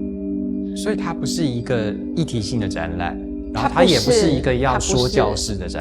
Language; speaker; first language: Chinese; native; Chinese